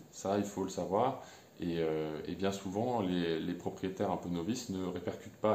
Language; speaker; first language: French; native; French